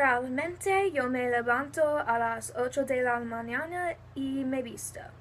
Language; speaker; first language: Spanish; non-native, learner; English